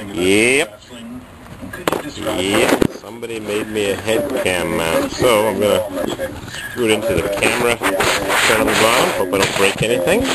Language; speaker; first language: English; native; English